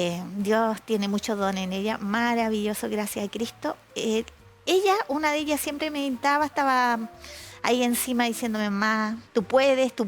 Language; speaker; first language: Spanish; native; Spanish